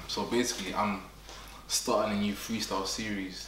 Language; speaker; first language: English; early bilingual, other home language; French